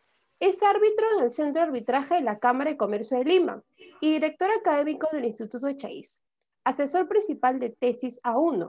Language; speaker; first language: Spanish; native; Spanish